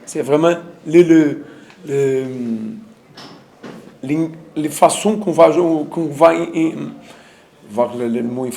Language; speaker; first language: French; non-native, learner; Portuguese